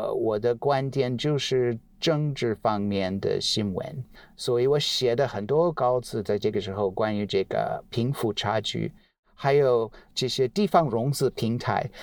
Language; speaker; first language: Chinese; non-native, fluent; English